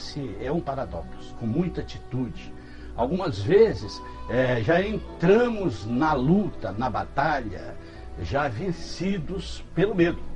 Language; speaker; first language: Portuguese; native; Portuguese